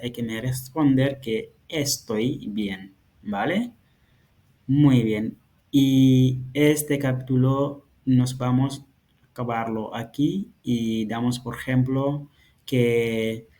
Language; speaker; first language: Spanish; non-native, fluent; Fula